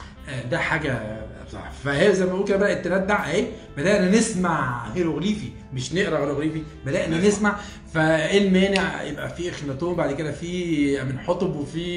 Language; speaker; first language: Arabic; native; Arabic